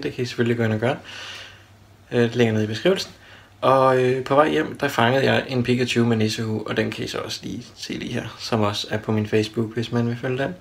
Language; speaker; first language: Danish; native; Danish